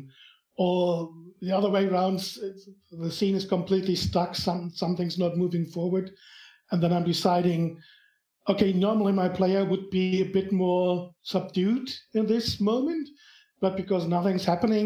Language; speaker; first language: English; non-native, fluent; German